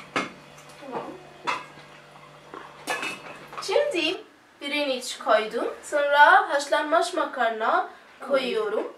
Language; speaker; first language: Turkish; non-native, learner; Arabic